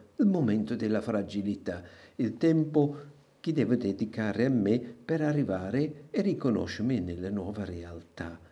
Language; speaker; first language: Italian; non-native, local second language; German